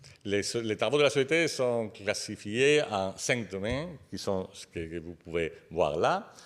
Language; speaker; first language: French; non-native, fluent; Spanish